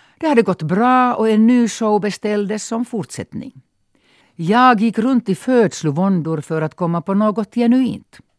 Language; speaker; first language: Swedish; non-native, local second language; Finnish